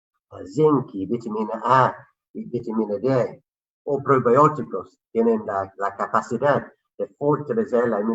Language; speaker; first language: Spanish; non-native, fluent; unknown